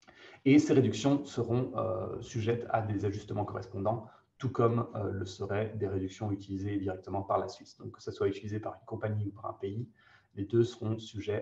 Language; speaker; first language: French; native; French